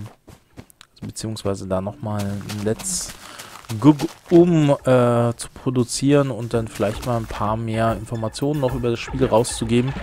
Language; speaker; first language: German; native; German